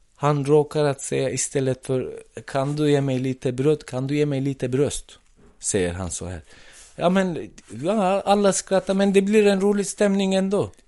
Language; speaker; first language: Swedish; non-native, fluent; Turkish